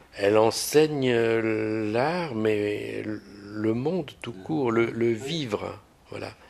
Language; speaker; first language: French; native; French